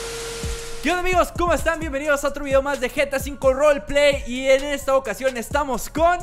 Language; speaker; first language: Spanish; native; Spanish